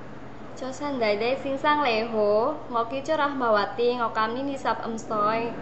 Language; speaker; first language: Cantonese; non-native, learner; Indonesian